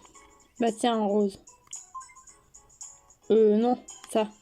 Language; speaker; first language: French; native; French